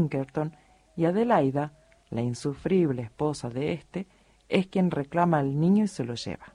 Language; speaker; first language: Spanish; native; Spanish